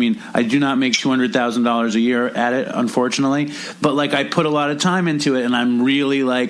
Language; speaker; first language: English; native; English